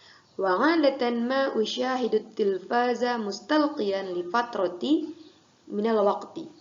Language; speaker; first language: Arabic; non-native, fluent; Indonesian